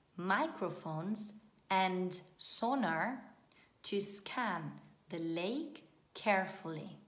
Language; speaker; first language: English; non-native, fluent; Italian